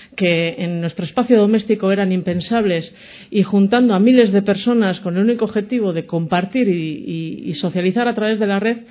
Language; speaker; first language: Spanish; native; Spanish